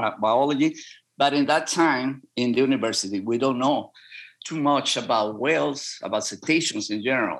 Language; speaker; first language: English; non-native, learner; Spanish